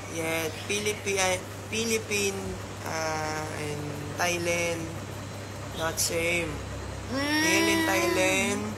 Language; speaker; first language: English; non-native, learner; Thai